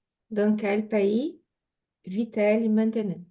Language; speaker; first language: French; non-native, learner; Portuguese